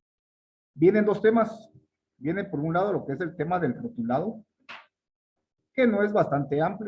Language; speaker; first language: Spanish; native; Spanish